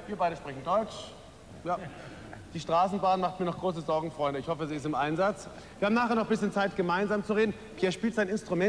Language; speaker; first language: German; native; German